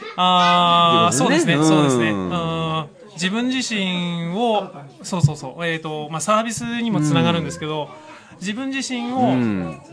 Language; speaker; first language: Japanese; native; Japanese